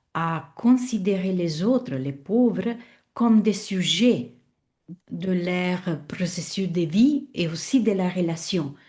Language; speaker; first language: French; non-native, fluent; Italian